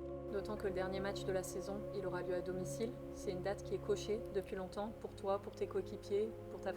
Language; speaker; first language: French; native; French